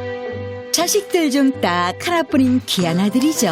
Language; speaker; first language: Korean; native; Korean